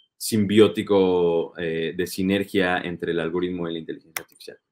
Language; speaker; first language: Spanish; native; Spanish